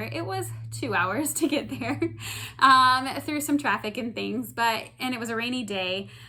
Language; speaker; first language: English; native; English